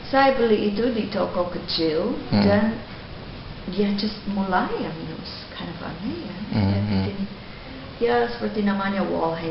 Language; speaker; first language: Indonesian; non-native, fluent; English